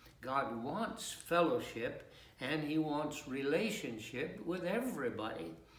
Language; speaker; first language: English; native; English